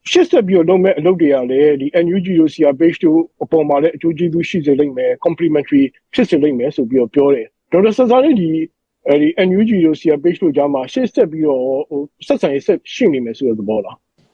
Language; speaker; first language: Burmese; native; Burmese